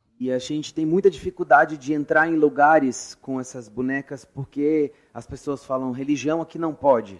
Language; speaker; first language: Portuguese; native; Portuguese